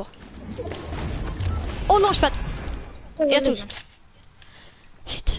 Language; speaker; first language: Swedish; native; Swedish